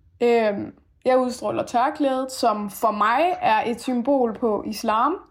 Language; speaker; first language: Danish; early bilingual, other home language; Persian